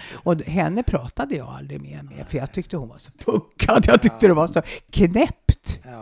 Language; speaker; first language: Swedish; native; Swedish